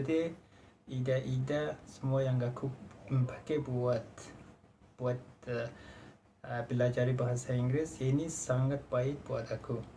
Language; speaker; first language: Indonesian; non-native, fluent; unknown